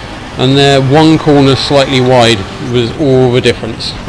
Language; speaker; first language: English; native; English